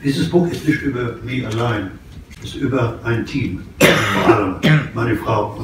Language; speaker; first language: German; non-native, fluent; English